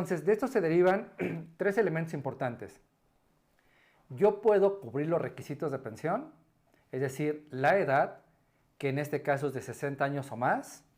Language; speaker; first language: Spanish; native; Spanish